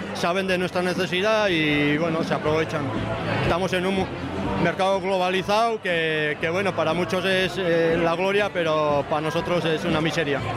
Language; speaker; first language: Spanish; native; Spanish